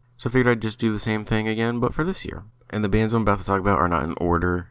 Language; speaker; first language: English; native; English